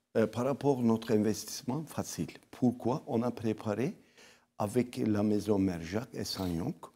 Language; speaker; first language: French; non-native, local second language; Arabic